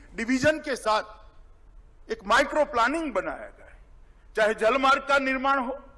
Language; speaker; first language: Hindi; non-native, local second language; Gujarati